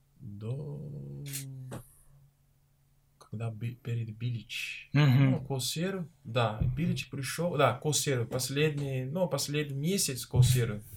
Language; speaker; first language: Russian; non-native, learner; Portuguese